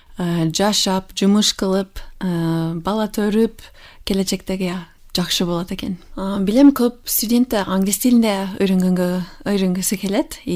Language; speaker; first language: Kyrgyz; non-native, fluent; English